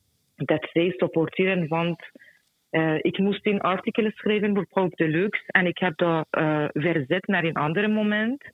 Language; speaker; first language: Dutch; non-native, fluent; Persian